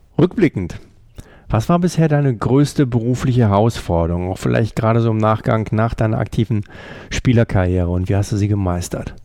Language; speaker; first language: German; native; German